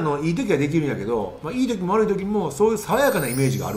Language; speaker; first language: Japanese; native; Japanese